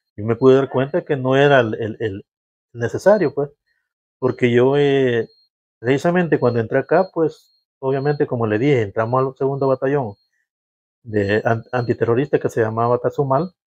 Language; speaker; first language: Spanish; native; Spanish